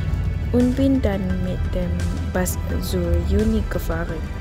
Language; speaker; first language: German; non-native, learner; Malay